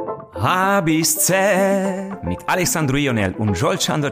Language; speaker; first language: German; non-native, learner; Romanian